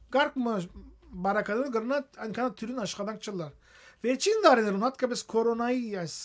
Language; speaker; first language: Armenian; native; Armenian